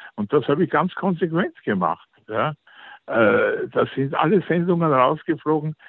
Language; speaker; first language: German; native; German